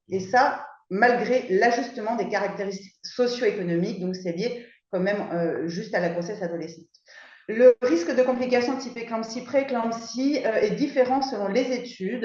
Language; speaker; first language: French; native; French